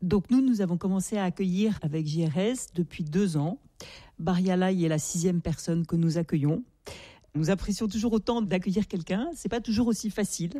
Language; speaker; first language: French; native; French